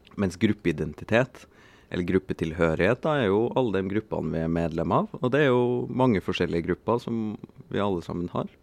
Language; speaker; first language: Norwegian; native; Norwegian